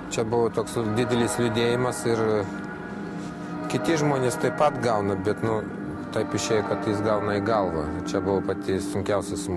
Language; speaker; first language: Lithuanian; non-native, learner; Russian